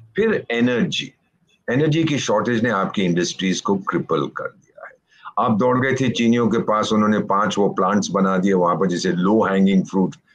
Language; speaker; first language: Hindi; native; Hindi